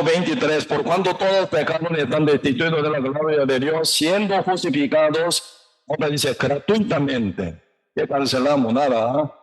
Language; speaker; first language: Spanish; non-native, learner; Korean